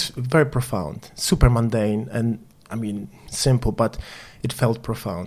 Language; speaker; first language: English; non-native, fluent; Polish